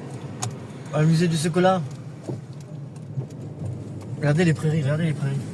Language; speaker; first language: French; native; French